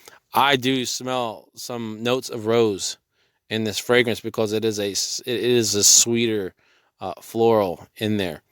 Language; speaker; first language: English; native; English